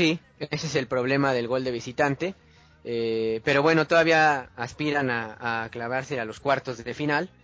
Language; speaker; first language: Spanish; native; Spanish